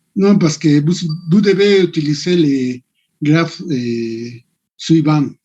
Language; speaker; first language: French; non-native, learner; Spanish